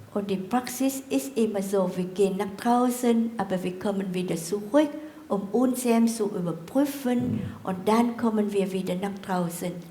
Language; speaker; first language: German; non-native, fluent; Vietnamese